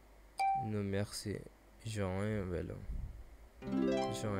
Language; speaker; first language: French; non-native, learner; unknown